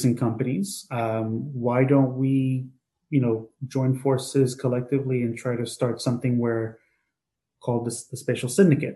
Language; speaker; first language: English; native; English